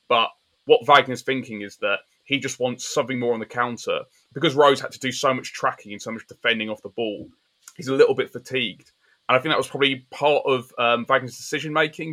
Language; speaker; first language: English; native; English